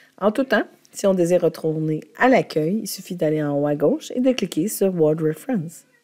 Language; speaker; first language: French; native; French